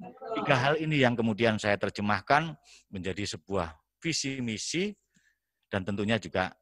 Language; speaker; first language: Indonesian; non-native, local second language; Javanese